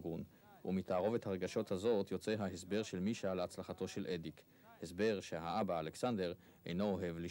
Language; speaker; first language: Hebrew; native; Hebrew